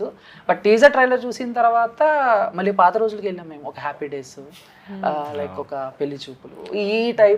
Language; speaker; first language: Telugu; native; Telugu